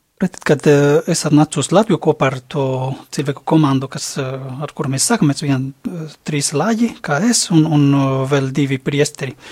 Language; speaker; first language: Latvian; non-native, fluent; Spanish